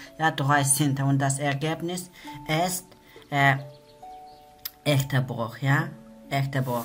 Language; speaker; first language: German; non-native, learner; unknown